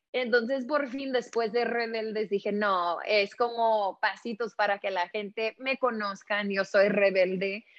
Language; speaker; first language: Spanish; early bilingual, heritage; Spanish